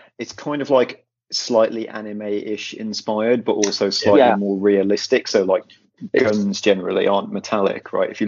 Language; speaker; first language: English; native; English